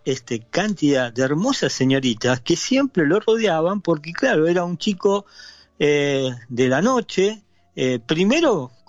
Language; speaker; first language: Spanish; native; Spanish